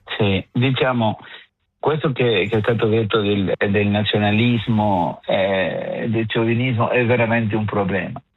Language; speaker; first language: Italian; non-native, fluent; Spanish